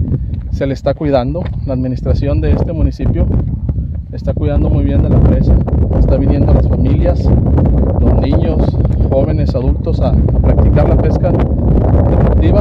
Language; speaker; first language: Spanish; native; Spanish